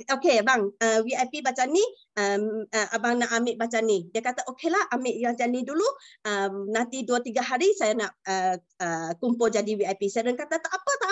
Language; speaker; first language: Malay; non-native, local second language; Chinese